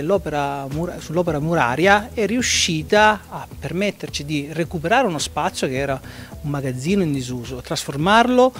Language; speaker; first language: Italian; native; Italian